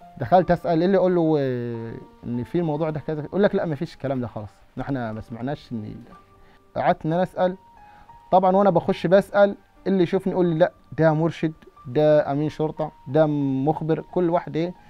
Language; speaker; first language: Egyptian Arabic; non-native, local second language; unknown